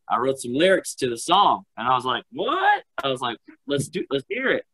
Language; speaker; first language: English; native; English